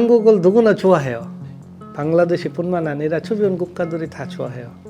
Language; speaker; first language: Korean; non-native, fluent; Bangla